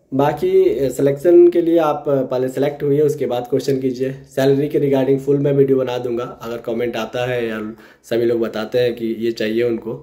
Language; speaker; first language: Hindi; native; Hindi